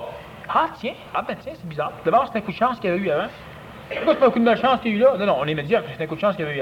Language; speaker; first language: French; native; French